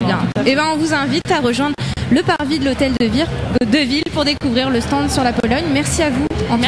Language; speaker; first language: French; native; French